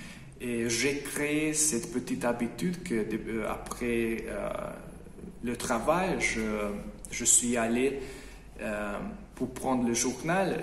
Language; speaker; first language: French; non-native, fluent; Hungarian